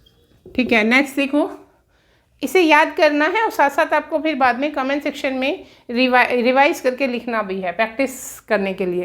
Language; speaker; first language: Hindi; native; Hindi